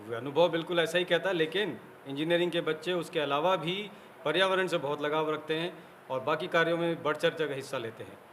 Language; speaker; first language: Hindi; native; Hindi